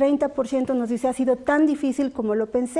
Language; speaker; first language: Spanish; native; Spanish